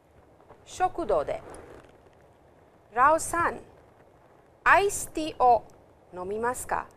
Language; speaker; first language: Japanese; non-native, fluent; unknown